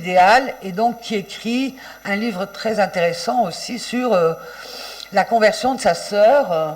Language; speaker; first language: French; native; French